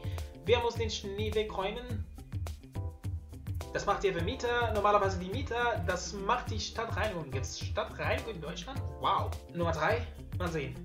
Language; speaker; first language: German; non-native, learner; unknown